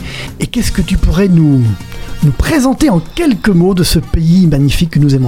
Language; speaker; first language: French; native; French